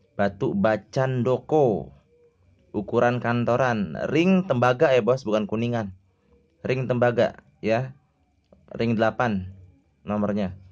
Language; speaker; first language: Indonesian; native; Indonesian